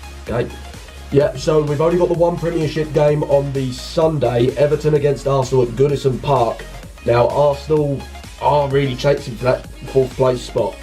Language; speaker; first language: English; native; English